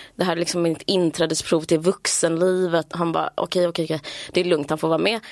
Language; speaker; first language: Swedish; native; Swedish